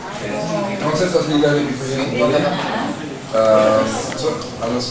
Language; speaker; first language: Indonesian; non-native, learner; German